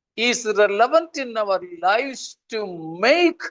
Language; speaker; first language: English; non-native, local second language; Malayalam